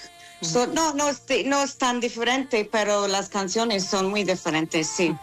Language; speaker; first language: Spanish; non-native, learner; English